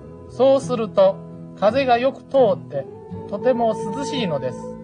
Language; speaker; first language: Japanese; non-native, fluent; Chinese